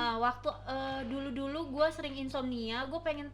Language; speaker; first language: Indonesian; native; Indonesian